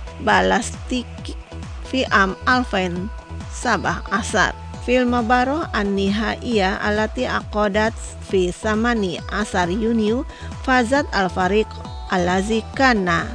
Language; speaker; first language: Arabic; non-native, fluent; Indonesian